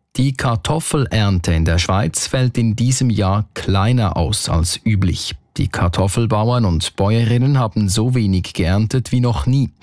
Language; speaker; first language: German; native; German